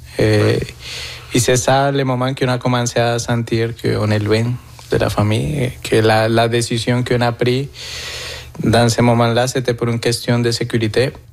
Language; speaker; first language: French; non-native, fluent; Spanish